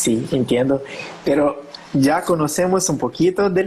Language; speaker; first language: Spanish; non-native, learner; Portuguese